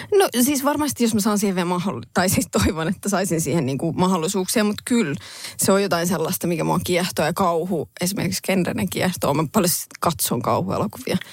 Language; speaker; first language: Finnish; native; Finnish